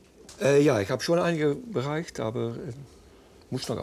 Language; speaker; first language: German; non-native, fluent; Dutch